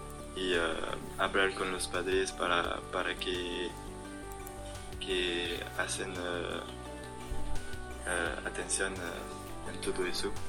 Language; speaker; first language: Spanish; non-native, learner; French